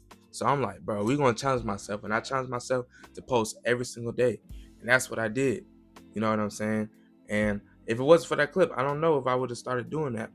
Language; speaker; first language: English; native; English